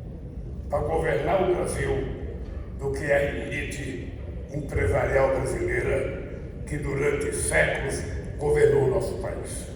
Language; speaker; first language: Portuguese; native; Portuguese